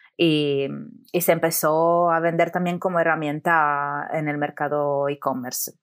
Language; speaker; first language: Spanish; non-native, fluent; Italian